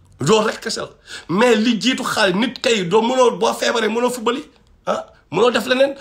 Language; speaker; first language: Wolof; non-native, local second language; Fula